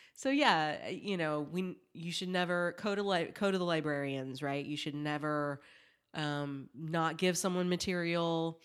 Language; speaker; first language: English; native; English